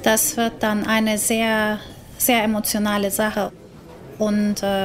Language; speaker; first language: German; non-native, fluent; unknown